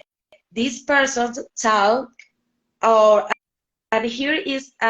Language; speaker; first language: English; non-native, learner; Spanish